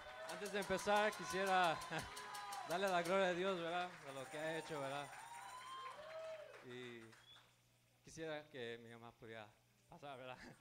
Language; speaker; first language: Spanish; early bilingual, heritage; Spanish